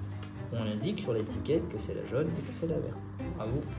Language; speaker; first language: French; native; French